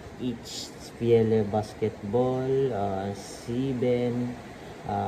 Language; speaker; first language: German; non-native, learner; Filipino